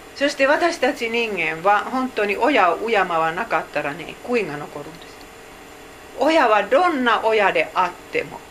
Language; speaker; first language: Japanese; non-native, fluent; Finnish